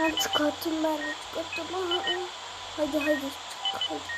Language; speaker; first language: Turkish; early bilingual, heritage; Turkish